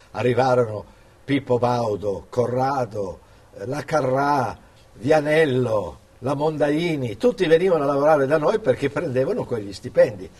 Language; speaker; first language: Italian; early bilingual, other home language; English